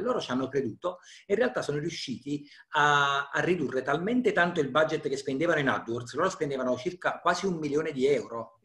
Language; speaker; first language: Italian; native; Italian